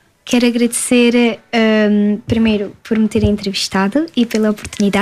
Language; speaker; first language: Portuguese; early bilingual, heritage; French